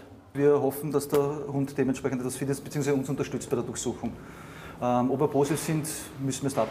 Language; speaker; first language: German; native; German